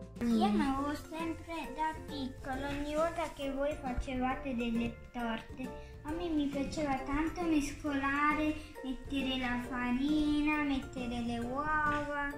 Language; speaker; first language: Italian; early bilingual, other home language; Sinhala